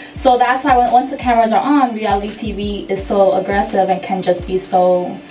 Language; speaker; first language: English; native; English